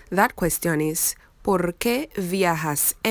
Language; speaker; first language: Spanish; non-native, fluent; English